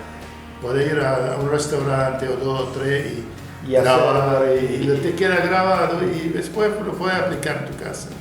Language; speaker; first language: Spanish; non-native, fluent; Arabic